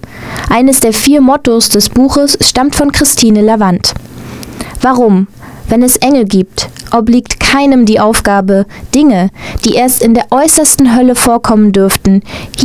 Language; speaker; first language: German; native; German